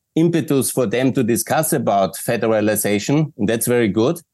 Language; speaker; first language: English; non-native, fluent; German